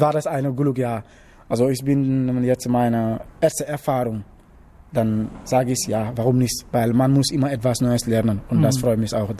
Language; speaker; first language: German; non-native, learner; Wolof